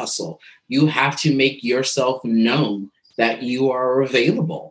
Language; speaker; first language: English; native; English